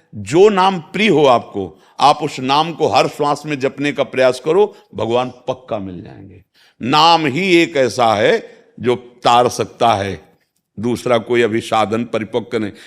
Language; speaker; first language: Hindi; native; Hindi